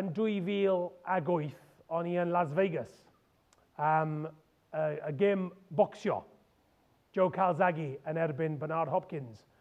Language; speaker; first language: Welsh; non-native, local second language; English